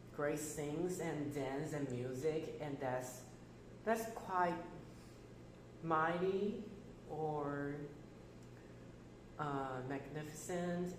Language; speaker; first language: English; non-native, fluent; Chinese